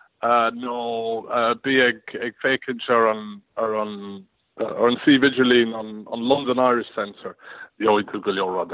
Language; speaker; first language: Irish; non-native, learner; English